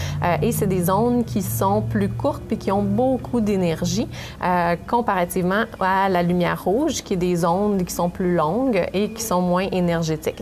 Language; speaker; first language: French; native; French